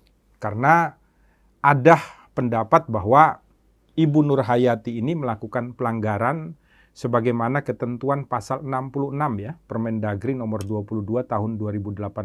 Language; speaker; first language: Indonesian; native; Indonesian